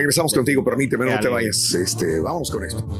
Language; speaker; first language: Spanish; native; Spanish